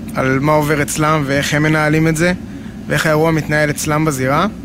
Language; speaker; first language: Hebrew; native; Hebrew